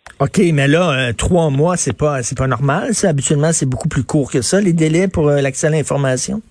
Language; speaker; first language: French; native; French